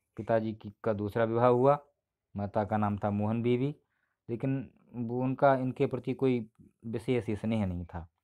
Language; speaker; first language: Hindi; native; Hindi